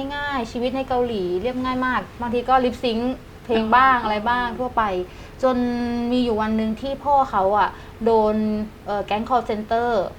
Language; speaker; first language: Thai; native; Thai